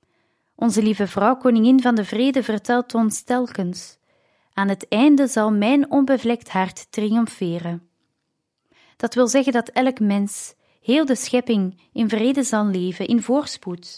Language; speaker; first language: Dutch; native; Dutch